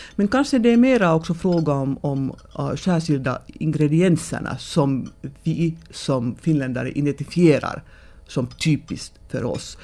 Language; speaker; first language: Swedish; non-native, local second language; Finnish